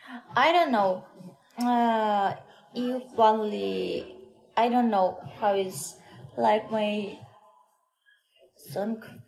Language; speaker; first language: English; non-native, learner; Russian